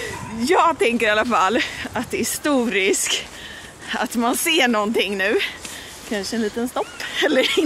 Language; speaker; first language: Swedish; native; Swedish